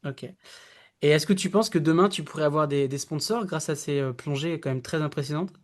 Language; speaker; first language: French; native; French